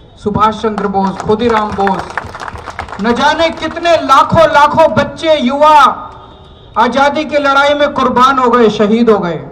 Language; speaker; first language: Hindi; native; Hindi